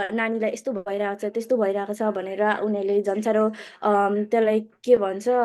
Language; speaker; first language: Nepali; early bilingual, other home language; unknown